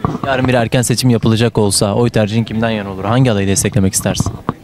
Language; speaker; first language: Turkish; native; Turkish